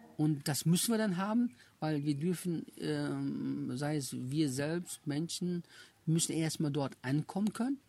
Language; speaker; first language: German; early bilingual, other home language; Turkish